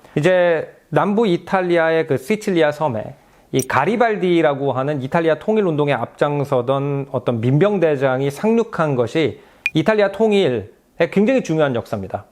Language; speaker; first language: Korean; native; Korean